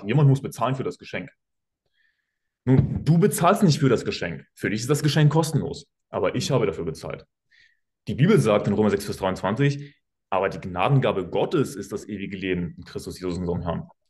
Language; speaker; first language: German; native; German